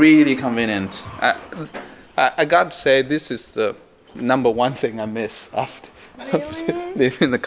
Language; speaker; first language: English; non-native, fluent; Chinese